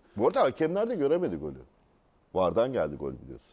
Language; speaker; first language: Turkish; native; Turkish